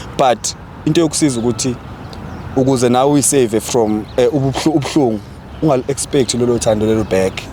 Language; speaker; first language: Zulu; native; Zulu